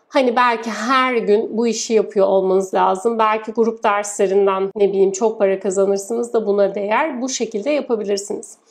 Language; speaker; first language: Turkish; native; Turkish